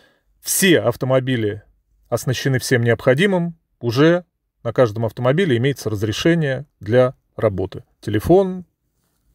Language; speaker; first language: Russian; native; Russian